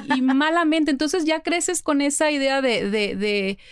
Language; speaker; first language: Spanish; native; Spanish